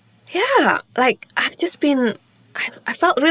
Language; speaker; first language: English; non-native, local second language; Chinese